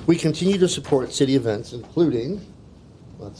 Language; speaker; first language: English; native; English